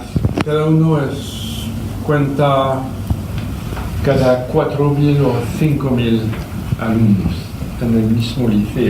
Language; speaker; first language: Spanish; non-native, fluent; French